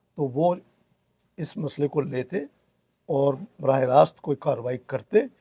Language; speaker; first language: Urdu; non-native, local second language; Pahari-Potwari